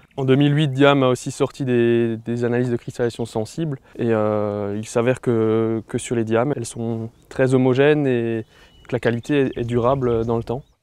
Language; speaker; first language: French; native; French